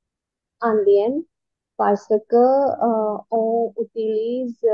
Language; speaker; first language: French; non-native, learner; Hindi